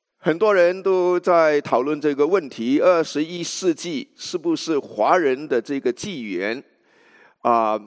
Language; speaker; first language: Chinese; native; Chinese